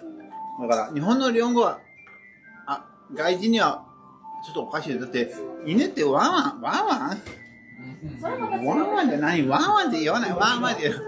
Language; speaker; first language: Japanese; non-native, fluent; English